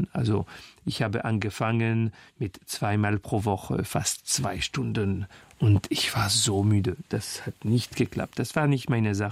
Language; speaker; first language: German; non-native, fluent; French